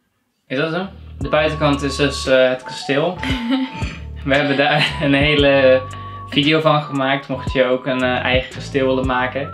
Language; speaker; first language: Dutch; native; Dutch